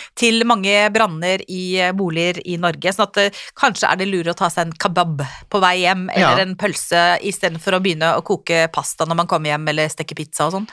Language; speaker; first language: Norwegian; native; Norwegian